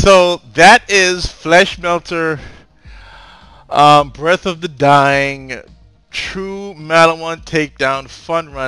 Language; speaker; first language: English; native; English